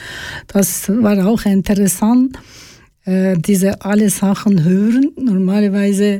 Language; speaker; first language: German; non-native, learner; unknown